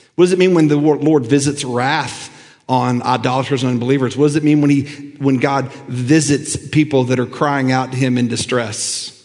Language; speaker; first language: English; native; English